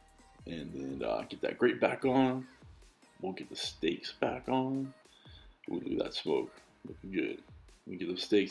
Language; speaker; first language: English; native; English